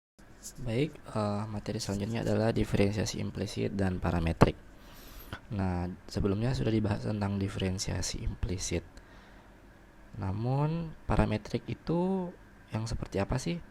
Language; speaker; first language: Indonesian; native; Indonesian